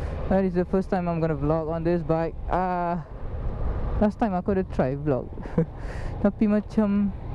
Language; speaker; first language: English; non-native, local second language; Malay